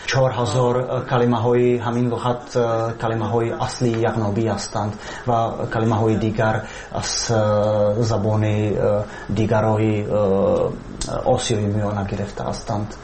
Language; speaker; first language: Persian; non-native, learner; Czech